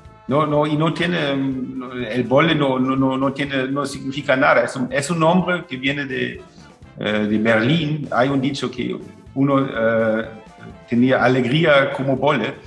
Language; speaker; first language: Spanish; non-native, fluent; German